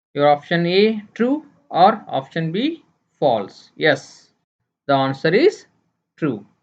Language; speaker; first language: English; non-native, local second language; Kannada